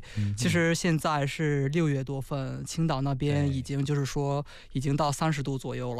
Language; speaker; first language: Chinese; native; Chinese